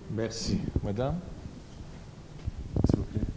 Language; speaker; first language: French; non-native, fluent; Arabic